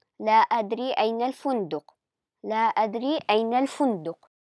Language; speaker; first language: Arabic; non-native, fluent; Russian